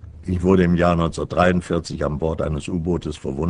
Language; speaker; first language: German; native; German